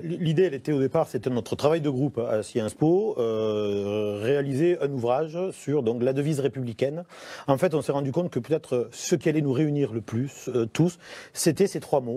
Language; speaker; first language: French; native; French